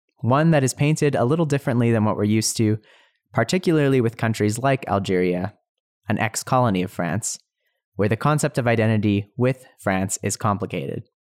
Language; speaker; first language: English; native; English